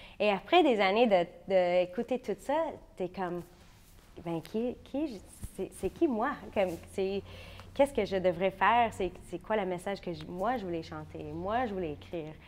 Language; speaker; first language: French; non-native, fluent; English